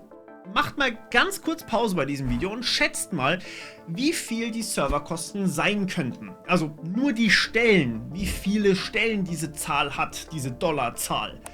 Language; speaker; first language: German; native; German